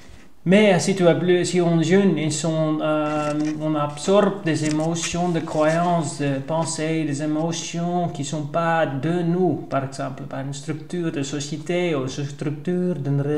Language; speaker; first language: French; non-native, learner; Dutch